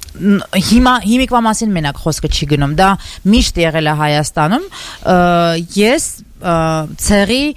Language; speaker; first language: Armenian; native; Armenian